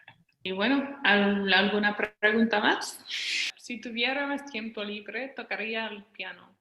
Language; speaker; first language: Spanish; non-native, fluent; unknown